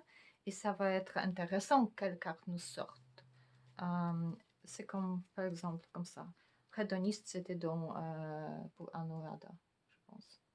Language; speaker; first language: French; non-native, fluent; Polish